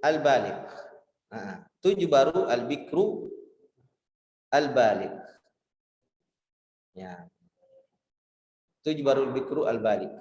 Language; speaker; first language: Arabic; non-native, fluent; Indonesian